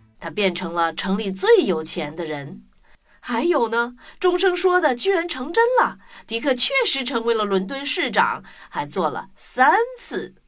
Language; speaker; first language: Chinese; native; Chinese